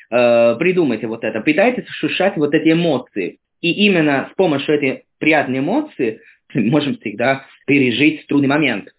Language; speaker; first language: Russian; non-native, fluent; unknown